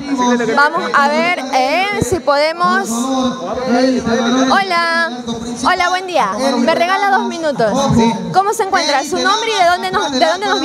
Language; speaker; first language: Spanish; native; Spanish